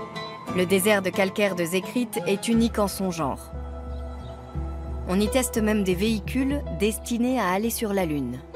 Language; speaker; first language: French; native; French